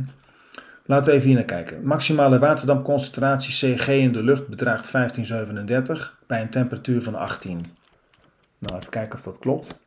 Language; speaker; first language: Dutch; native; Dutch